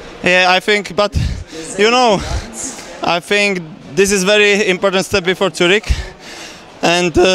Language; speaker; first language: English; non-native, learner; Czech